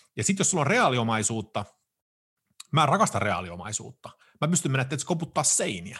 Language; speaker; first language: Finnish; early bilingual, heritage; Finnish